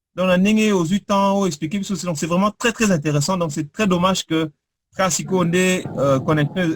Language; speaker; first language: French; non-native, local second language; Lingala